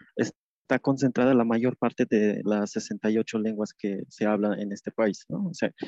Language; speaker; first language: Spanish; non-native, local second language; Tzeltal